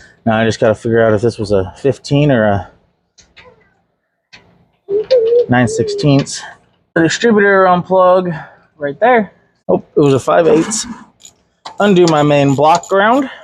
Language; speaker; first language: English; native; English